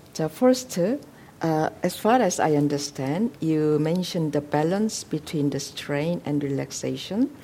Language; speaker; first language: English; non-native, fluent; Korean